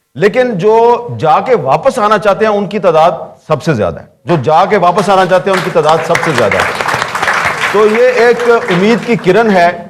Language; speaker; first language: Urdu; native; Urdu